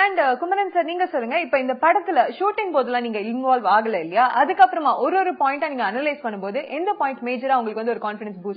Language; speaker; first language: Tamil; native; Tamil